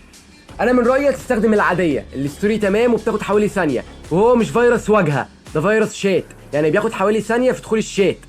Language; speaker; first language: Arabic; native; Arabic